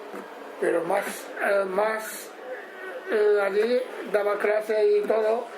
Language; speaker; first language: Spanish; non-native, learner; Japanese